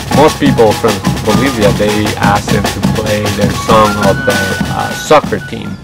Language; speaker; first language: English; non-native, fluent; Spanish